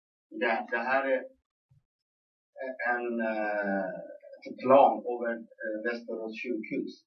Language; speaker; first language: Swedish; non-native, local second language; Persian